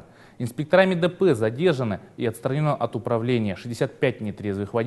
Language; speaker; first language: Russian; native; Russian